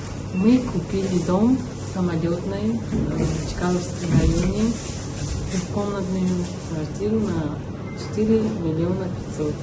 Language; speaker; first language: Russian; non-native, fluent; Tajik